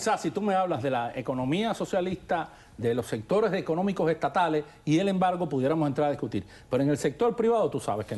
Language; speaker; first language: Spanish; native; Spanish